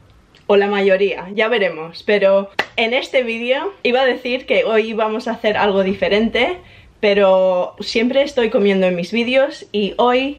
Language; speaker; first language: Spanish; early bilingual, heritage; English